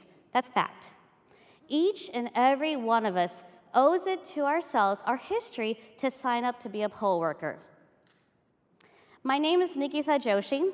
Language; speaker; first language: English; native; English